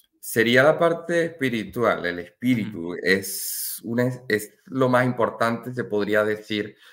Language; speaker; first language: Spanish; native; Spanish